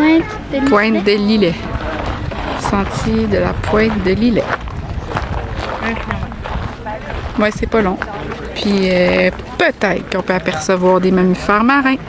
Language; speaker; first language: French; native; French